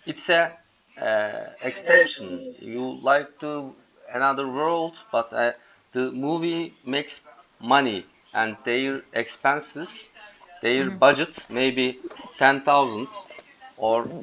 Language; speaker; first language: English; non-native, learner; Turkish